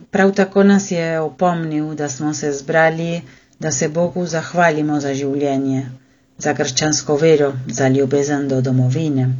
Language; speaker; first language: Slovenian; early bilingual, heritage; Slovenian